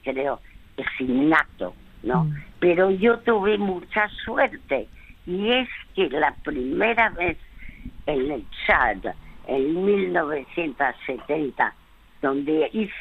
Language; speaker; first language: Spanish; early bilingual, other home language; French